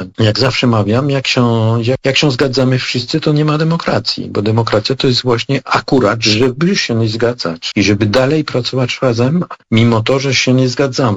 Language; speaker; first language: Polish; non-native, fluent; French